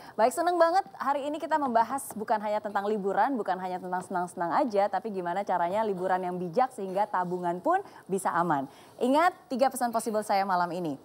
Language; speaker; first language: Indonesian; native; Indonesian